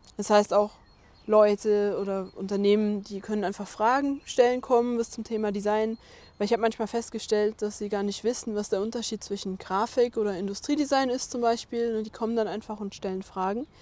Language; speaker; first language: German; native; German